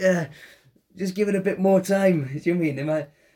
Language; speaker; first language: English; native; English